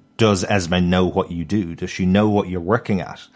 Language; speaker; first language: English; native; English